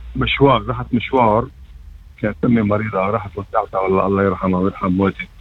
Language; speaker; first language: Arabic; native; Arabic